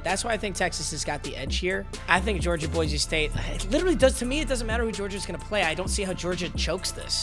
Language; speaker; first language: English; native; English